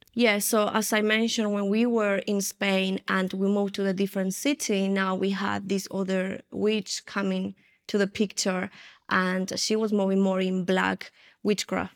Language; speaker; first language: English; non-native, fluent; Spanish